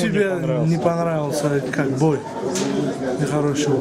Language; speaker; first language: Russian; non-native, fluent; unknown